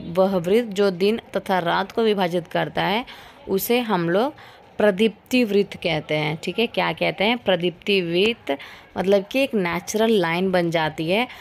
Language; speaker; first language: Hindi; native; Hindi